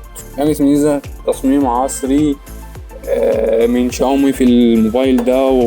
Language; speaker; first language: Arabic; native; Arabic